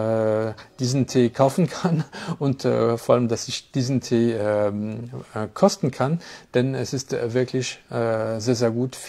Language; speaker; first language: German; non-native, fluent; French